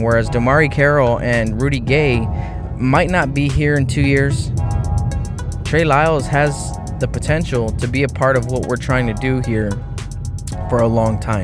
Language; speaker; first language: English; native; English